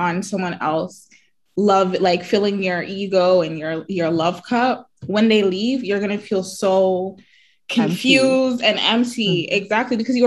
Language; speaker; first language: English; native; English